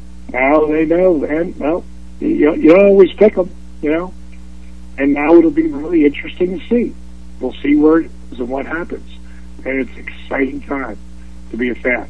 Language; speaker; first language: English; native; English